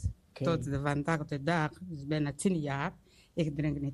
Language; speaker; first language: Dutch; non-native, learner; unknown